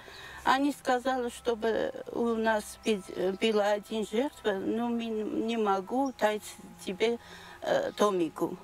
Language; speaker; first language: Russian; non-native, learner; Armenian